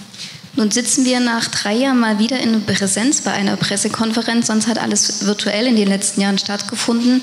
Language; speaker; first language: German; native; German